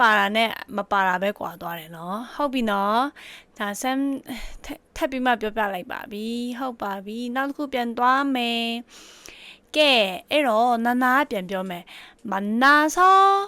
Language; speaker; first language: Burmese; native; Burmese